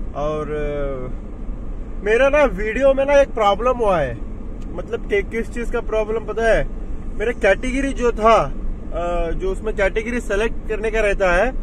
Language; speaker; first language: Hindi; non-native, local second language; Urdu